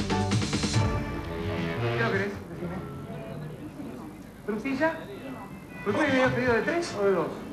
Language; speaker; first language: Spanish; native; Spanish